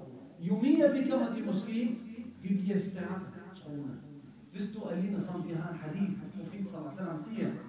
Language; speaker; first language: Danish; non-native, fluent; Arabic